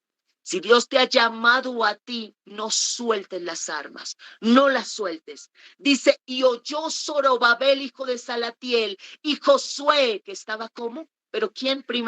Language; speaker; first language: Spanish; native; Spanish